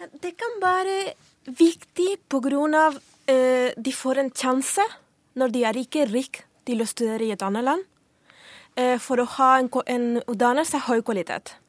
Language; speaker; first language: Norwegian; non-native, fluent; Spanish